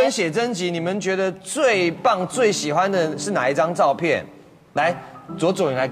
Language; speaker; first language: Chinese; native; Chinese